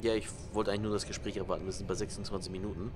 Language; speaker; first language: German; native; German